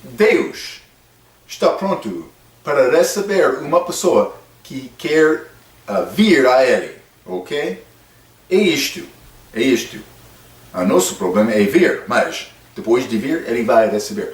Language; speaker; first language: Portuguese; non-native, fluent; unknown